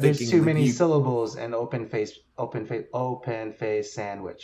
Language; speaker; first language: English; native; English